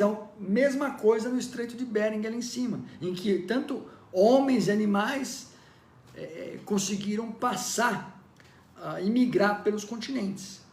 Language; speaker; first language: Portuguese; native; Portuguese